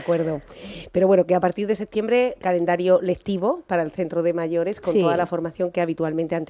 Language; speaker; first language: Spanish; native; Spanish